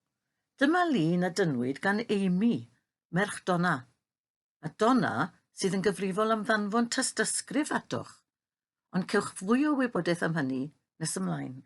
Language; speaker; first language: Welsh; native; Welsh